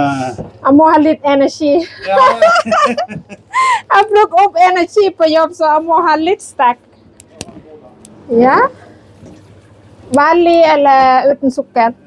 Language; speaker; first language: Norwegian; non-native, learner; Thai